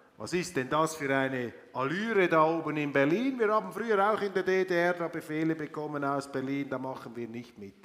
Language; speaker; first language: German; native; German